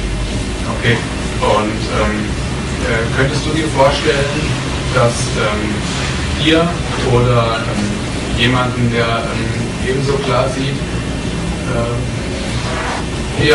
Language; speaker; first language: German; native; German